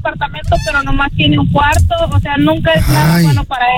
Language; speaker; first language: Spanish; native; Spanish